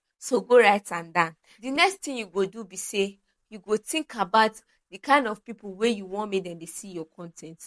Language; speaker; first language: Nigerian Pidgin; non-native, local second language; Yoruba